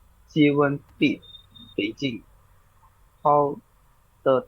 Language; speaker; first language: Chinese; non-native, learner; Indonesian